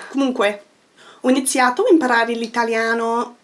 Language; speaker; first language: Italian; non-native, fluent; English